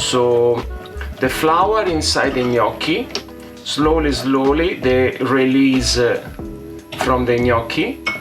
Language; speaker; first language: English; non-native, fluent; Italian